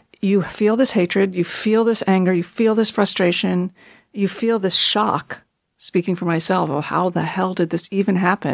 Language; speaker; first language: English; native; English